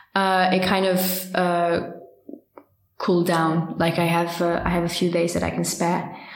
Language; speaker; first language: English; early bilingual, heritage; French